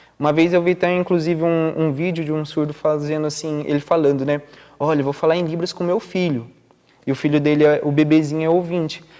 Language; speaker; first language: Portuguese; non-native, local second language; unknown